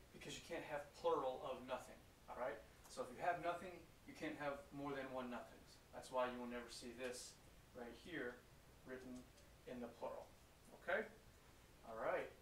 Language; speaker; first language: English; native; English